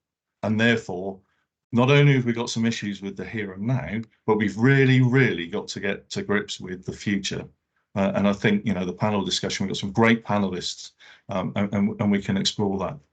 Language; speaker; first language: English; native; English